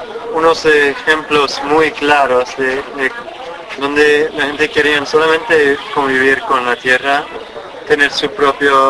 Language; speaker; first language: Spanish; non-native, fluent; English